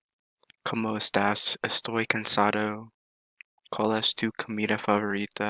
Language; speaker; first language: Spanish; non-native, learner; English